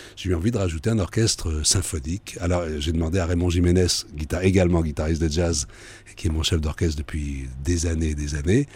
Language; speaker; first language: French; native; French